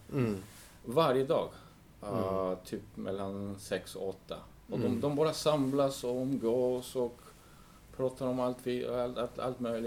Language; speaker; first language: Swedish; non-native, fluent; English